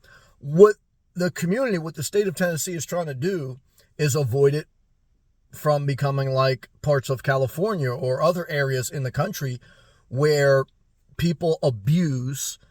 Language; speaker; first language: English; native; English